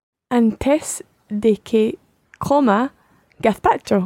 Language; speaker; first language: Spanish; non-native, learner; English